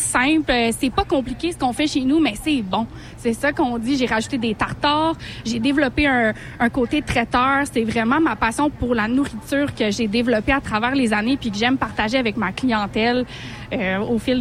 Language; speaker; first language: French; native; French